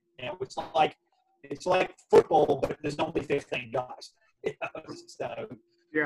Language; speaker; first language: English; native; English